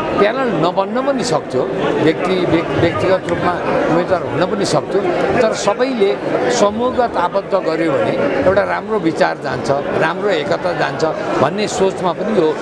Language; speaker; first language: Nepali; native; Nepali